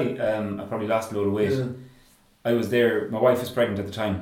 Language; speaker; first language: English; native; English